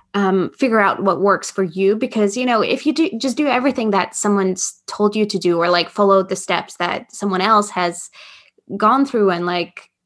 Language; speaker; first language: English; non-native, fluent; Latvian